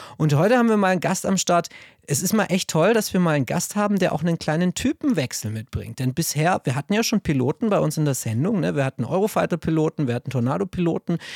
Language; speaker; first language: German; native; German